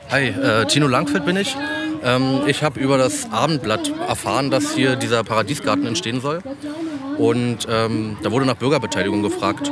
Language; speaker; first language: German; native; German